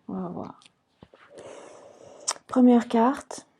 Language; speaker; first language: French; native; French